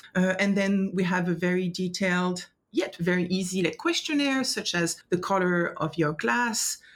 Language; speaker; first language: English; non-native, fluent; French